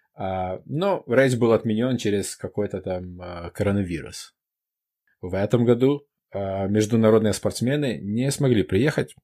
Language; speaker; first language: Russian; non-native, local second language; Ukrainian